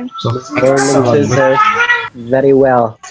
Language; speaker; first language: English; non-native, learner; Indonesian